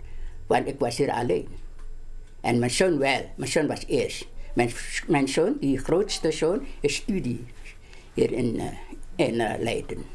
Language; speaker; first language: Dutch; non-native, local second language; Javanese